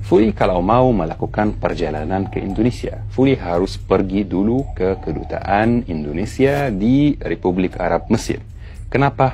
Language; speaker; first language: Indonesian; non-native, fluent; Arabic